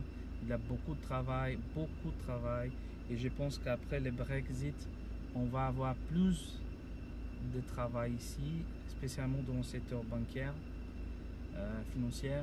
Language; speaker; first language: French; non-native, fluent; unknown